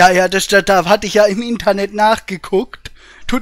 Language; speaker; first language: German; native; German